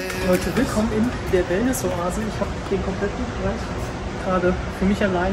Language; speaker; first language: German; native; German